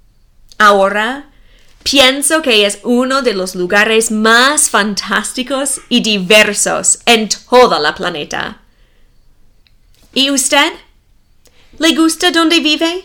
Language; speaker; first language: Spanish; non-native, fluent; English